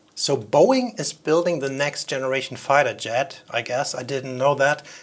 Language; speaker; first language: English; non-native, fluent; German